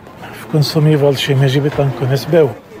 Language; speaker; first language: Polish; non-native, fluent; Arabic